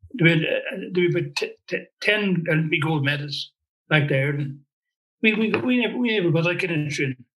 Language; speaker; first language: English; native; English